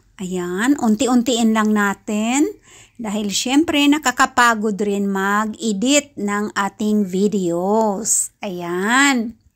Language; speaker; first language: Filipino; non-native, local second language; Kinaray-a